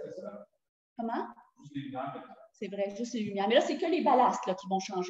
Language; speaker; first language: French; native; French